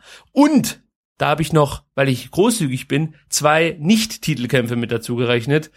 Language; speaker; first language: German; native; German